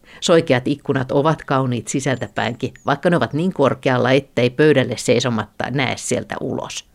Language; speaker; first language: Finnish; native; Finnish